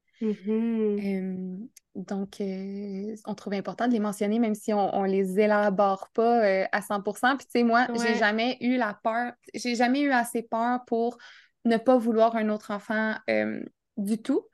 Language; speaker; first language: French; native; French